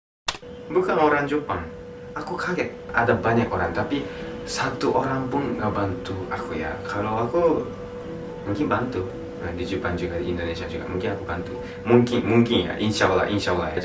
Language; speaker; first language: Indonesian; non-native, fluent; Japanese